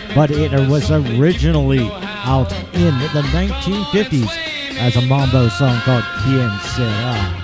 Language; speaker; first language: English; native; English